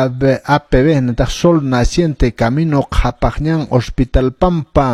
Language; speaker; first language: Spanish; non-native, local second language; Quechua